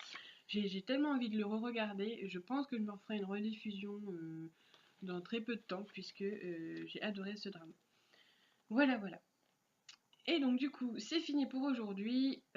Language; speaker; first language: French; native; French